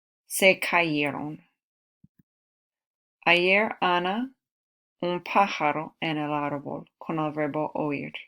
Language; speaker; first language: Spanish; non-native, fluent; English